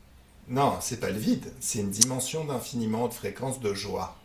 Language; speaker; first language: French; native; French